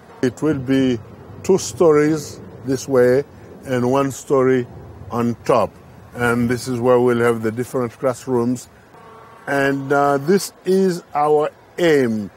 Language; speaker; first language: English; non-native, fluent; Haitian Creole